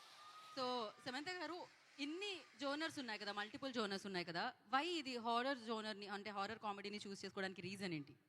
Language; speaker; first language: Telugu; native; Telugu